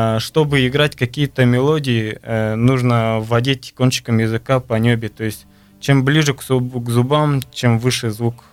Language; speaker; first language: Russian; non-native, local second language; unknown